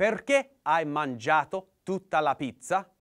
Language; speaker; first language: Italian; non-native, learner; English